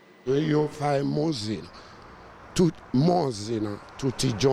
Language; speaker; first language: Italian; non-native, learner; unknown